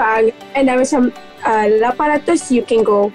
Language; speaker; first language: English; non-native, local second language; Malay